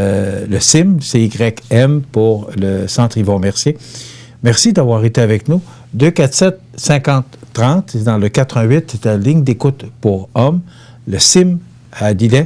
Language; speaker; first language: French; native; French